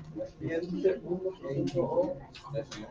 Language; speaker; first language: Spanish; non-native, learner; English